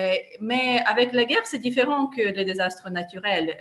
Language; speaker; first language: French; non-native, fluent; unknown